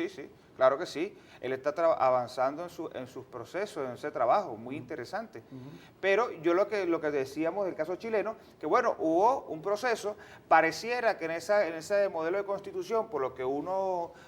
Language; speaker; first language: Spanish; native; Spanish